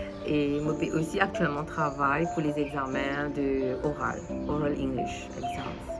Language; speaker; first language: French; non-native, local second language; Morisyen